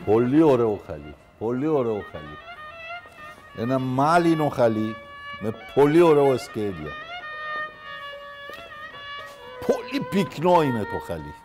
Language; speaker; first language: Greek; non-native, learner; Persian